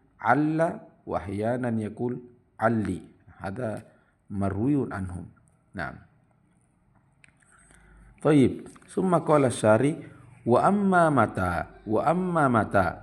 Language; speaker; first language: Arabic; non-native, fluent; Indonesian